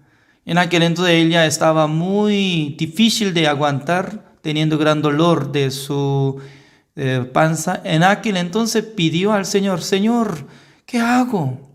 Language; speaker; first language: Spanish; non-native, learner; Korean